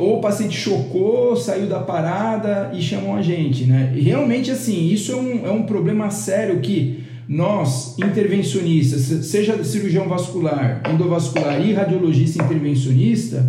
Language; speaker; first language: Portuguese; native; Portuguese